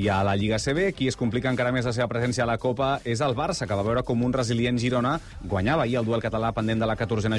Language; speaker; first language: Catalan; native; Catalan